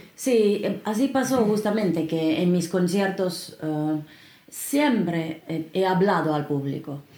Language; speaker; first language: Spanish; non-native, fluent; Finnish